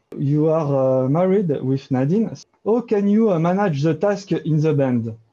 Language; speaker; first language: English; non-native, learner; French